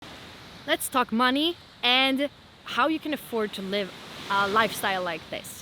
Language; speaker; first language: English; non-native, fluent; Swedish